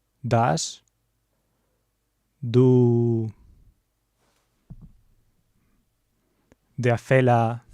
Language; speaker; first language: German; non-native, learner; English